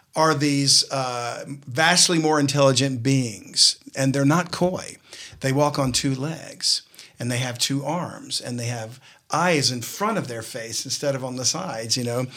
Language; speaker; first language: English; native; English